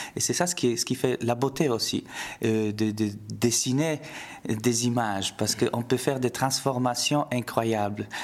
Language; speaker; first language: French; non-native, fluent; Polish